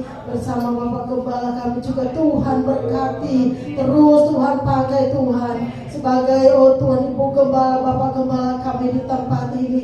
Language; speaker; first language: Indonesian; native; Indonesian